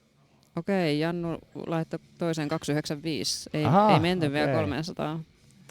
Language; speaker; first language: Finnish; native; Finnish